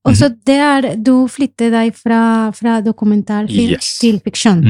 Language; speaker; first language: Norwegian; non-native, fluent; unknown